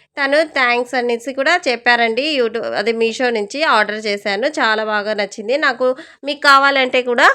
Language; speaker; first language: Telugu; non-native, local second language; Urdu